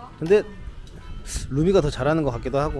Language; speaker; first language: Korean; native; Korean